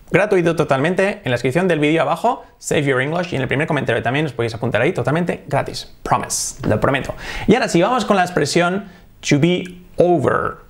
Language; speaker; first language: Spanish; native; Spanish